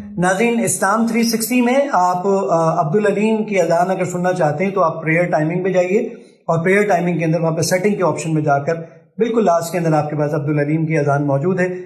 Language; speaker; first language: Urdu; native; Urdu